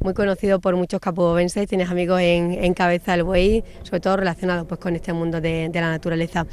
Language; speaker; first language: Spanish; native; Spanish